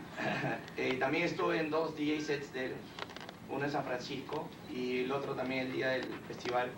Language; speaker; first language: Spanish; native; Spanish